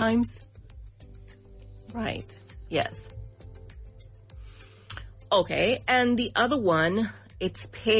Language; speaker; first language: English; non-native, fluent; Spanish